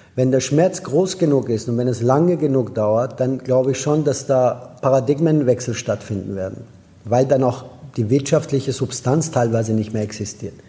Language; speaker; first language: German; non-native, fluent; Persian